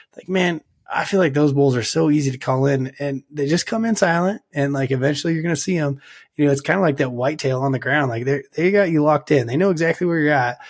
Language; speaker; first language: English; native; English